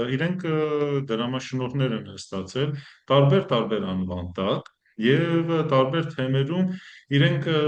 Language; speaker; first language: Armenian; early bilingual, heritage; Armenian